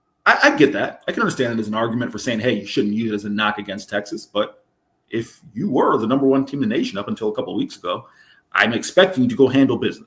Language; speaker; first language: English; native; English